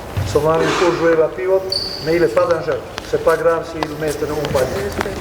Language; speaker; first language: French; non-native, learner; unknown